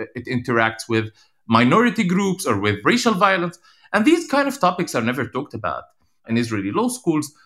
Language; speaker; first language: English; non-native, fluent; Arabic